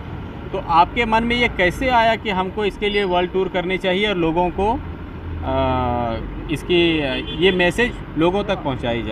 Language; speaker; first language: Hindi; native; Hindi